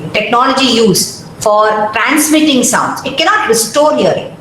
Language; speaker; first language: English; non-native, local second language; Malayalam